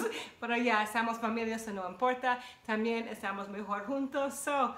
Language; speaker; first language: Spanish; non-native, fluent; English